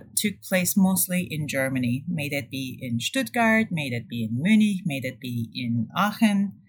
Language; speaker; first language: English; non-native, fluent; Turkish